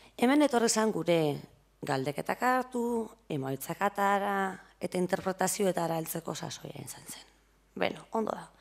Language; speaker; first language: Basque; native; Basque